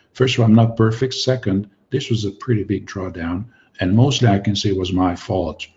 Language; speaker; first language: English; non-native, fluent; Hungarian